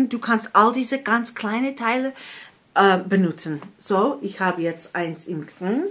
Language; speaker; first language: German; non-native, fluent; English